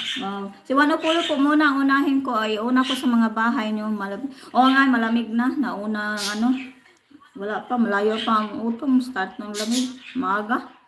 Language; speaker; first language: Filipino; non-native, local second language; Cebuano